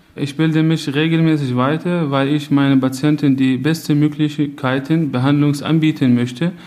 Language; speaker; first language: German; non-native, fluent; Arabic